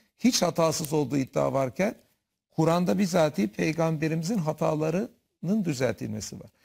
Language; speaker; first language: Turkish; native; Turkish